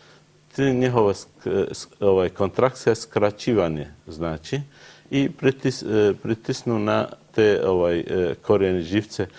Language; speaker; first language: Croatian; non-native, learner; Arabic